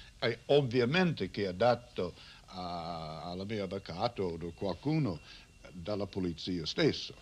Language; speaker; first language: Italian; non-native, learner; English